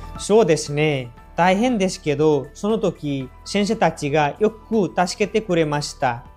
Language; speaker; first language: Japanese; non-native, learner; Nepali